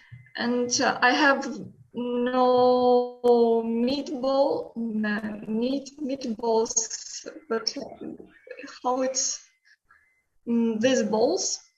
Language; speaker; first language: English; non-native, learner; Russian